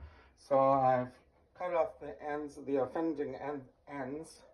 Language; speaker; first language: English; native; English